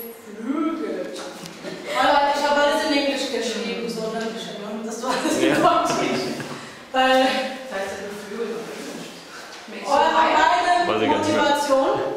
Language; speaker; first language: German; non-native, learner; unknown